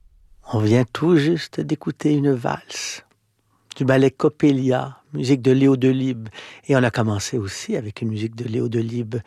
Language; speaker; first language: French; native; French